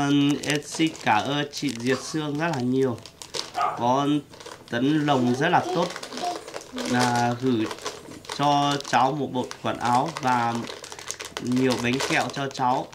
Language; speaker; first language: Vietnamese; non-native, local second language; Hmong